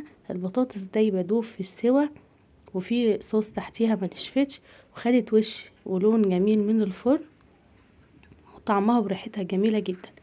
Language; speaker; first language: Arabic; native; Arabic